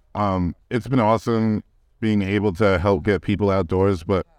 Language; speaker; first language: English; native; English